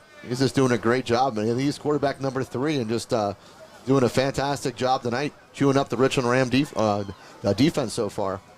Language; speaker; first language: English; native; English